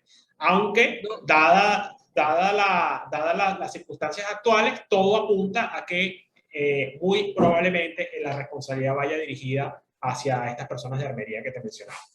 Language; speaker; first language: Spanish; native; Spanish